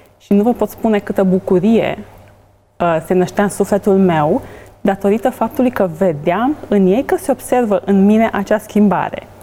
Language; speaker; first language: Romanian; native; Romanian